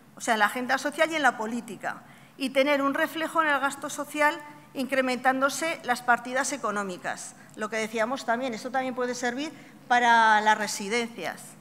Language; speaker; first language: Spanish; native; Spanish